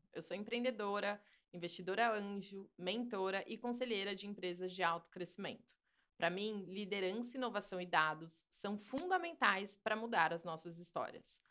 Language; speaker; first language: Portuguese; native; Portuguese